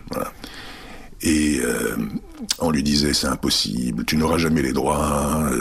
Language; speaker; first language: French; early bilingual, other home language; Czech